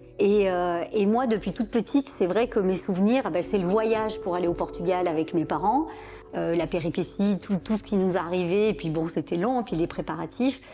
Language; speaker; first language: French; early bilingual, other home language; Portuguese